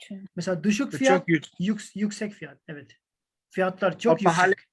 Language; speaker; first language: Turkish; non-native, fluent; Urdu